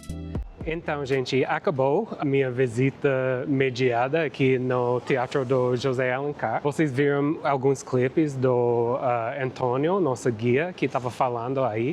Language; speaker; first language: Portuguese; non-native, fluent; English